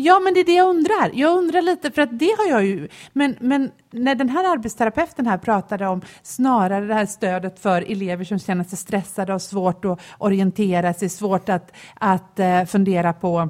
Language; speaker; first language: Swedish; native; Swedish